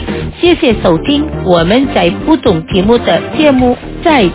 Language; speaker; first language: Chinese; non-native, fluent; Indonesian